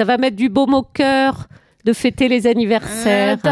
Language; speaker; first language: French; native; French